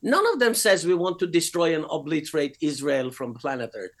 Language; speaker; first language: English; non-native, fluent; Persian